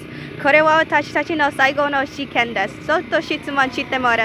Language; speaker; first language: Japanese; non-native, learner; English